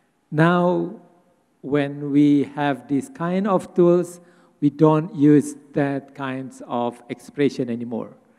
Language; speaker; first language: English; non-native, fluent; Indonesian